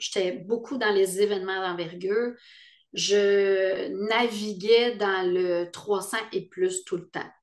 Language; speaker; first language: French; native; French